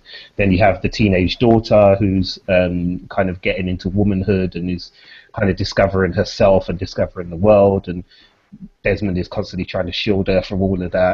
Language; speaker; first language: English; native; English